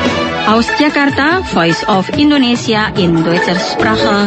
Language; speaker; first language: German; non-native, fluent; Indonesian